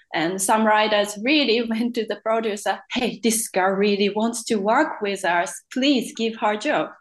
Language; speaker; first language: English; non-native, fluent; Japanese